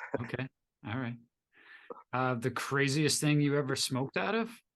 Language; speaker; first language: English; native; English